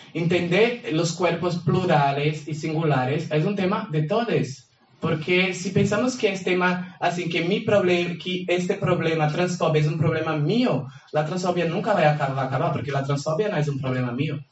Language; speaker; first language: Spanish; non-native, fluent; Portuguese